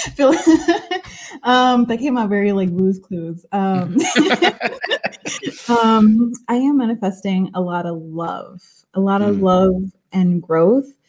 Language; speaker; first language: English; early bilingual, other home language; Spanish